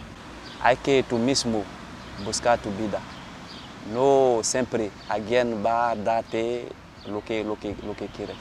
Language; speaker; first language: Spanish; non-native, learner; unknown